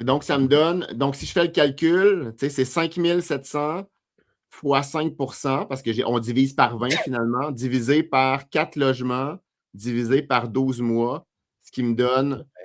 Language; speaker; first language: French; native; French